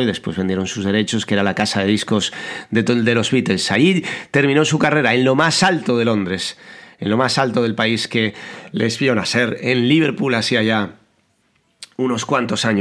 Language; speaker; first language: Spanish; native; Spanish